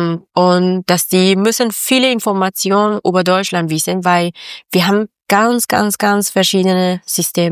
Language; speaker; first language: German; non-native, learner; Persian